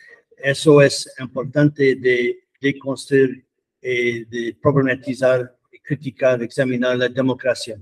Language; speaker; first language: Spanish; non-native, fluent; English